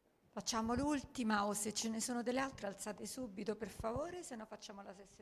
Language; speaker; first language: Italian; native; Italian